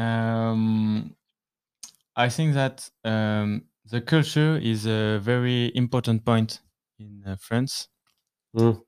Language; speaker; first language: English; non-native, learner; French